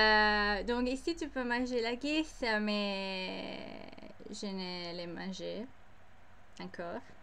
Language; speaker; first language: French; non-native, learner; English